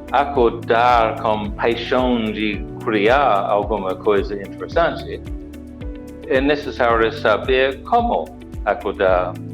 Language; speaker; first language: Portuguese; non-native, learner; English